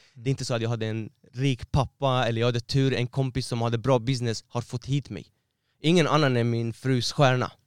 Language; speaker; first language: Swedish; non-native, fluent; Persian